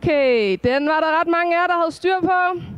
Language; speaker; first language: Danish; native; Danish